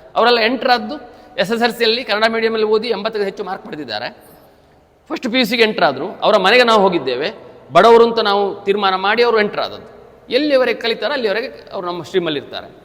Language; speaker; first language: Kannada; native; Kannada